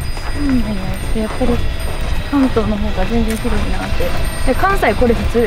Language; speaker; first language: Japanese; native; Japanese